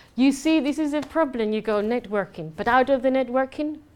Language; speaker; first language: English; non-native, fluent; Spanish